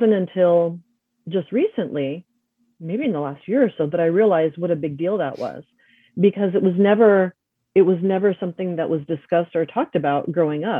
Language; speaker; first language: English; early bilingual, other home language; Spanish